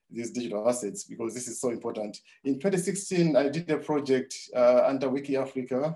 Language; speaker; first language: English; non-native, local second language; Nyanja